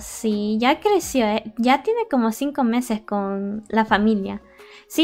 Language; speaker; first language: Spanish; non-native, learner; English